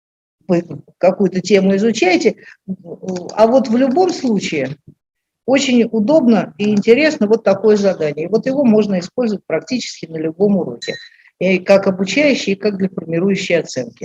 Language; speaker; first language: Russian; native; Russian